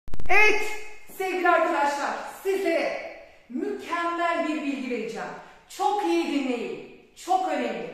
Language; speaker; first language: Turkish; native; Turkish